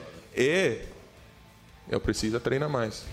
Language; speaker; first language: Portuguese; non-native, learner; English